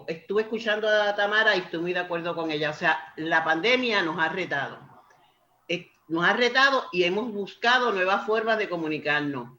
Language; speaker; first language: Spanish; native; Spanish